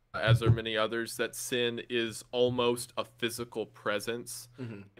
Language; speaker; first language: English; native; English